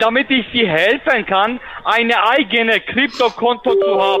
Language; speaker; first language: German; non-native, fluent; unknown